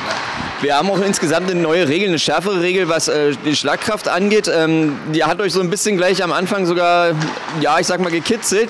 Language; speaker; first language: German; native; German